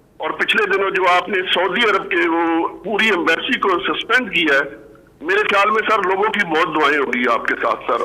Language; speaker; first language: Urdu; non-native, local second language; Punjabi